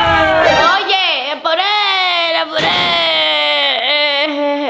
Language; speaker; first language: Spanish; native; Spanish